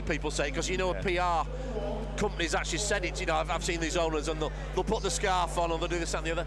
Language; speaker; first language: English; native; English